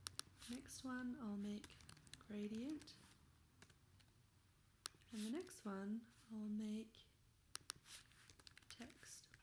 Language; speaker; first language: English; native; English